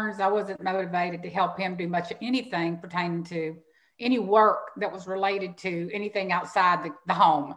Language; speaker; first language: English; native; English